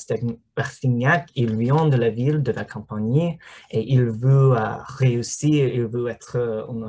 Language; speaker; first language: French; non-native, learner; English